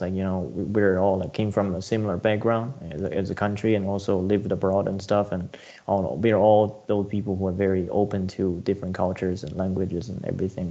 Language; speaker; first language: English; non-native, fluent; Chinese